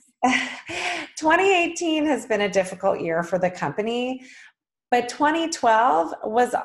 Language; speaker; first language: English; native; English